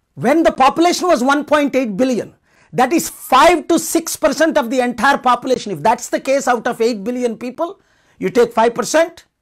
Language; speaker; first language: English; non-native, local second language; Telugu